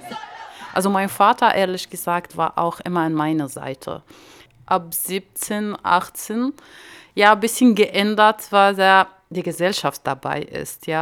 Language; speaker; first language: German; non-native, learner; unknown